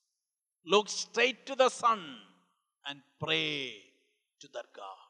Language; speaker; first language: English; non-native, local second language; Malayalam